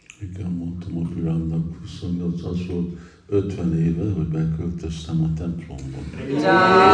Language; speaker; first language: Hungarian; early bilingual, heritage; English